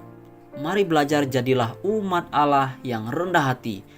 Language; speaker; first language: Indonesian; native; Indonesian